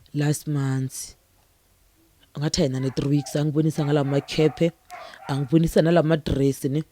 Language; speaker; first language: Zulu; non-native, local second language; Venda